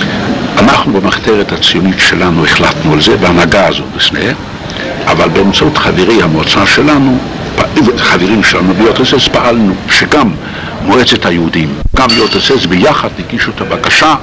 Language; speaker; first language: Hebrew; non-native, fluent; Polish